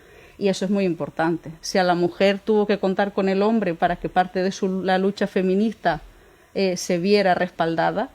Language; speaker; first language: Spanish; native; Spanish